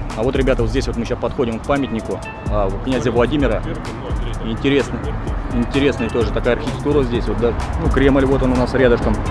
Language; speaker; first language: Russian; native; Russian